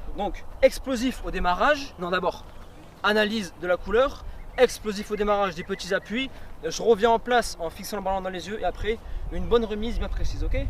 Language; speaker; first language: French; native; French